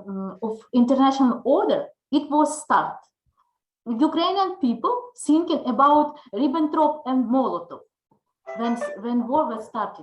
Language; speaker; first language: English; non-native, learner; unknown